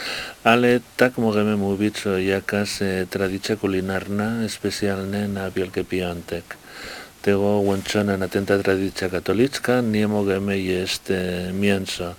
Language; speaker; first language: Polish; non-native, learner; Spanish